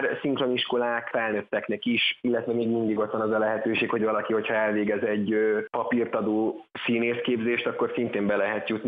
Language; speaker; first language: Hungarian; native; Hungarian